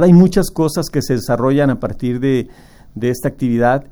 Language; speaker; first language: Spanish; native; Spanish